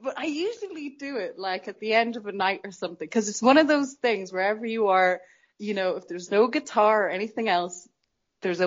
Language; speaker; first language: English; native; English